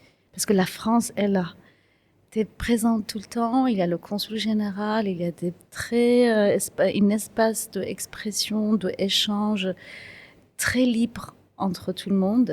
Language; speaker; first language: French; non-native, fluent; Kurdish